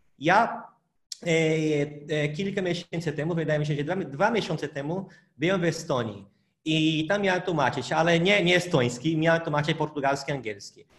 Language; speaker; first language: Polish; non-native, fluent; Portuguese